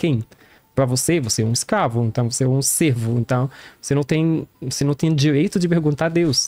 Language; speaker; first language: Portuguese; non-native, learner; Arabic